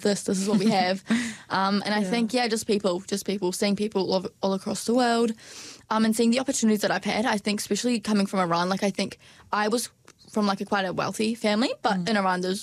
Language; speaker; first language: English; non-native, local second language; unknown